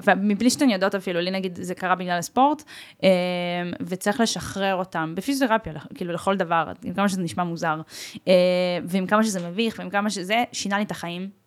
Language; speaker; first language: Hebrew; native; Hebrew